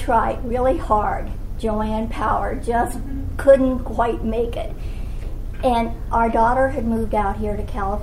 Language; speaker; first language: English; native; English